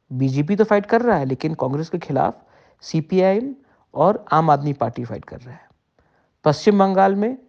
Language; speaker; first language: Hindi; non-native, local second language; Kok Borok